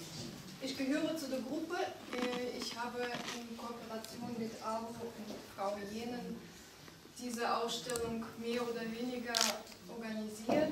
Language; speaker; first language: German; non-native, fluent; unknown